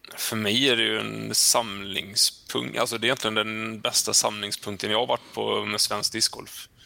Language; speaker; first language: Swedish; native; Swedish